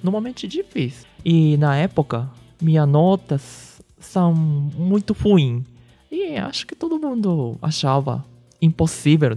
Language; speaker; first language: Portuguese; early bilingual, heritage; Japanese